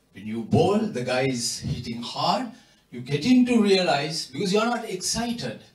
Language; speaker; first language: English; non-native, local second language; Sinhala